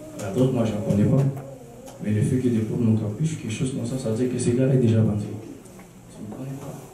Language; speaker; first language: French; early bilingual, other home language; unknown